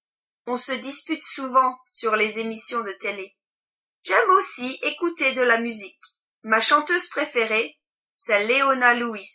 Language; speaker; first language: French; non-native, learner; English